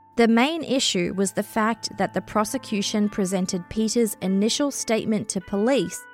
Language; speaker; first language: English; native; English